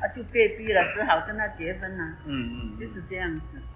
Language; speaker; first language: Chinese; native; Chinese